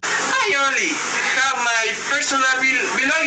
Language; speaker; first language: English; non-native, learner; Spanish